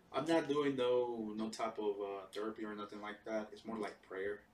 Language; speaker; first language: English; early bilingual, other home language; Spanish